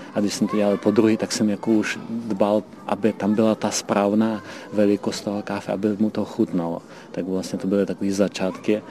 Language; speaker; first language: Czech; non-native, fluent; Ukrainian